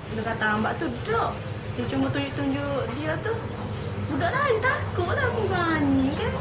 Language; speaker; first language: Malay; native; Malay